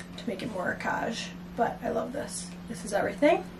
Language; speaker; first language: English; native; English